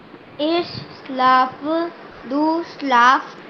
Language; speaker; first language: German; non-native, learner; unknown